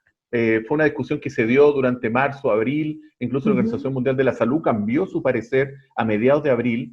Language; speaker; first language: Spanish; native; Spanish